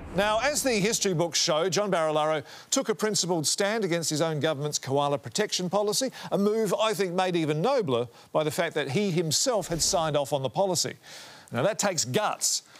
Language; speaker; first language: English; native; English